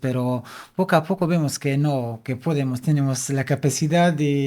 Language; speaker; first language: Spanish; non-native, fluent; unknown